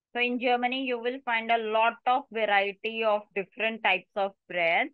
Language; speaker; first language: English; non-native, local second language; Hindi